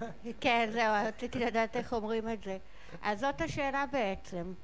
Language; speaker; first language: Hebrew; non-native, local second language; Arabic